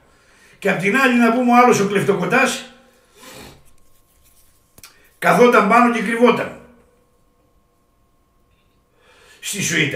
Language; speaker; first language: Greek; native; Greek